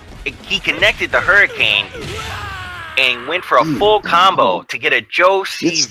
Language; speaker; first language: English; native; English